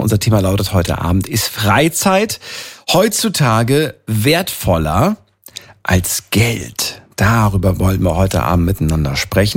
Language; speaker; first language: German; native; German